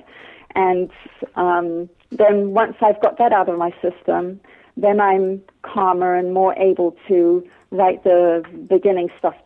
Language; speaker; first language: English; native; English